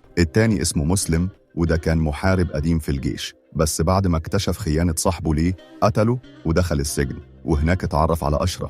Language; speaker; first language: Arabic; native; Arabic